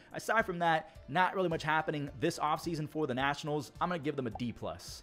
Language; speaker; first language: English; native; English